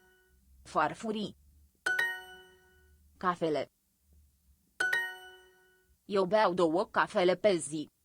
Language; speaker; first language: Romanian; non-native, learner; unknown